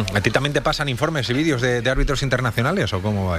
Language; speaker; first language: Spanish; native; Spanish